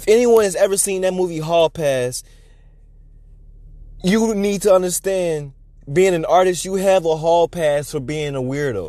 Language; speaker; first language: English; native; English